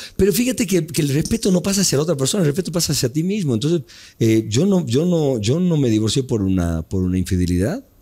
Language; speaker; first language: Spanish; native; Spanish